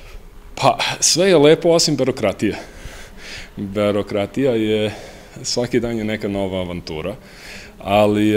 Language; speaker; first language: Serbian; early bilingual, heritage; Serbian